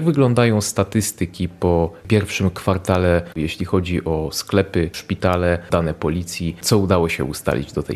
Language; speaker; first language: Polish; native; Polish